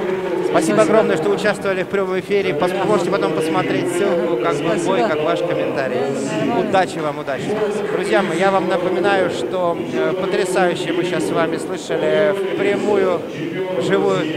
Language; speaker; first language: Russian; native; Russian